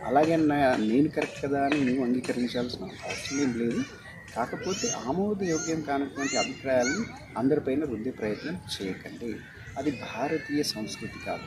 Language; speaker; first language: Telugu; non-native, local second language; Marathi